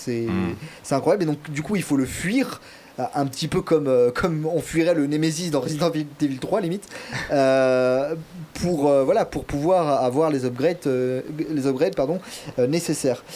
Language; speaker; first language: French; native; French